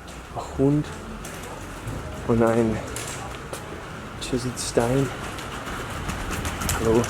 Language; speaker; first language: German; non-native, learner; English